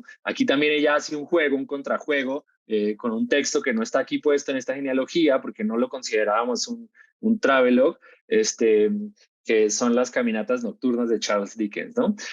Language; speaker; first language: Spanish; native; Spanish